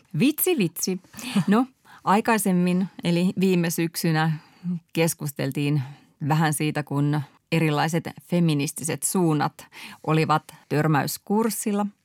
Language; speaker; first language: Finnish; native; Finnish